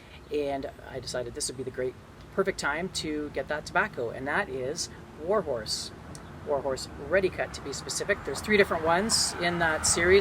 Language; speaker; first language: English; native; English